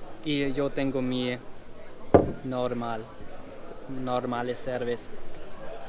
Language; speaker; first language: Spanish; non-native, fluent; German